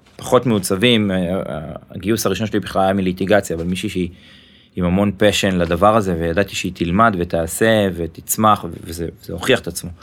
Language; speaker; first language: Hebrew; native; Hebrew